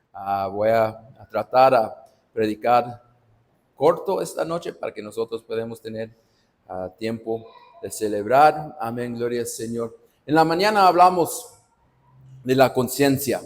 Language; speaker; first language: Spanish; non-native, fluent; English